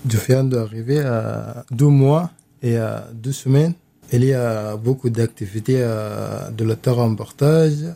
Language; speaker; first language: French; non-native, learner; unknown